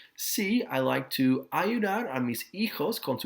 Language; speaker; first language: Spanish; non-native, fluent; English